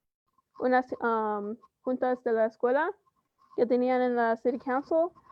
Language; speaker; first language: Spanish; early bilingual, heritage; Spanish